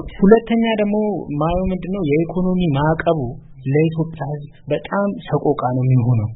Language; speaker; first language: Amharic; non-native, local second language; Oromo